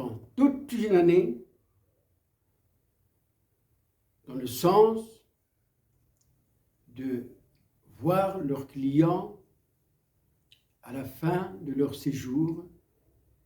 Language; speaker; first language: French; non-native, local second language; Arabic